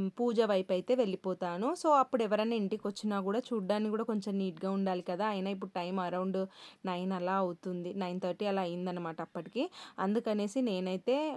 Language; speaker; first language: Telugu; non-native, local second language; Kannada